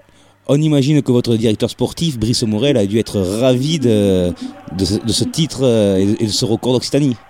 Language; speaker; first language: French; native; French